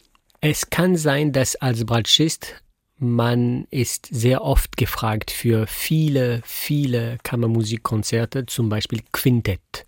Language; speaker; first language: German; non-native, fluent; French